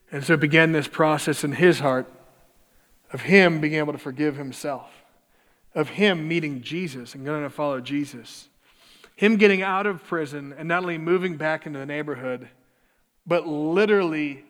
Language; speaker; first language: English; native; English